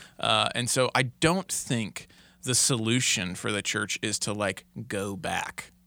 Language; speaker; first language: English; native; English